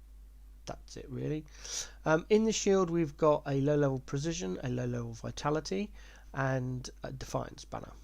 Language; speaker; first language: English; native; English